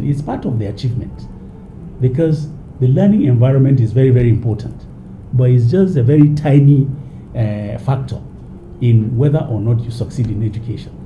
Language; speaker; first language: English; non-native, local second language; Hausa